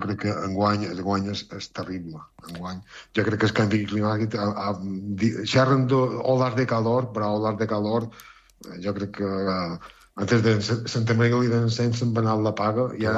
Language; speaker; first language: Catalan; native; Catalan